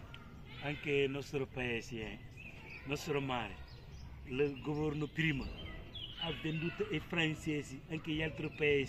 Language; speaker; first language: Italian; non-native, learner; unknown